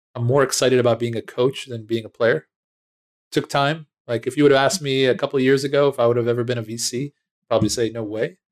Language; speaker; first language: English; native; English